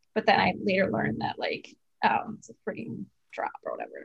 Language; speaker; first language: English; native; English